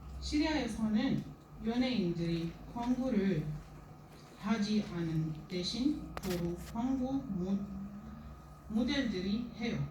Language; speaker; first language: Korean; non-native, learner; Arabic